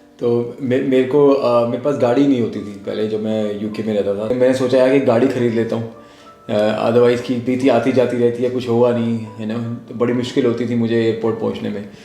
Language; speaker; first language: Hindi; native; Hindi